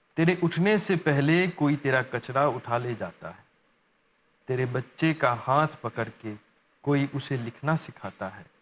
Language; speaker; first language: Hindi; non-native, local second language; Morisyen